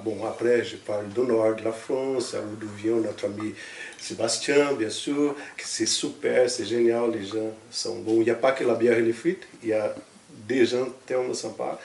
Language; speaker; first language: French; non-native, fluent; Portuguese